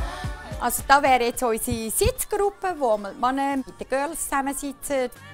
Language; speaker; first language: German; native; German